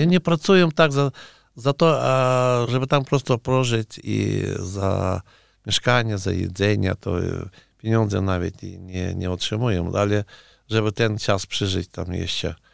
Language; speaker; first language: Polish; non-native, learner; Ukrainian